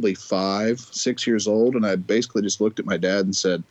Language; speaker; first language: English; native; English